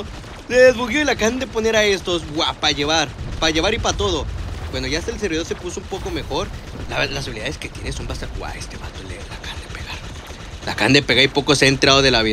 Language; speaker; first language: Spanish; native; Spanish